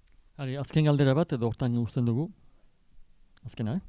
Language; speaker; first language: Basque; native; Basque